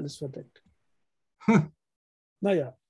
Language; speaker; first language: German; native; German